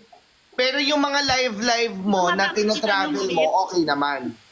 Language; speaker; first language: Filipino; native; Filipino